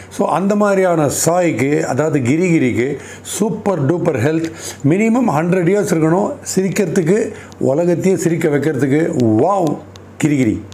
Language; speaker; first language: Tamil; native; Tamil